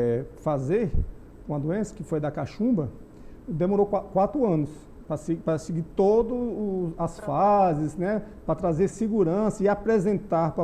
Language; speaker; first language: Portuguese; native; Portuguese